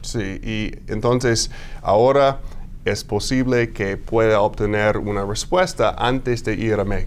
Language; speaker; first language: Spanish; non-native, fluent; English